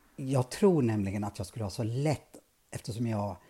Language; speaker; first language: Swedish; native; Swedish